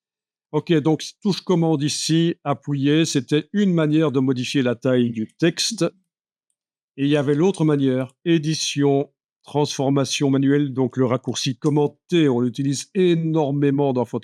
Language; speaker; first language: French; native; French